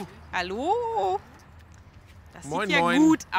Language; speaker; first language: German; native; German